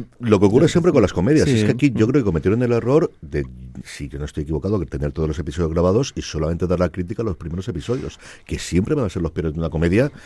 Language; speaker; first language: Spanish; native; Spanish